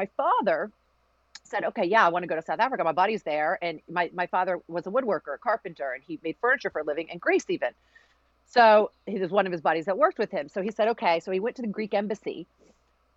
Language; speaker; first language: English; early bilingual, other home language; Greek